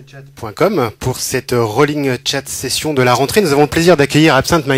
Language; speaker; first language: French; native; French